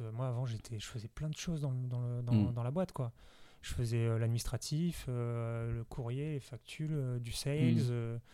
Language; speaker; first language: French; native; French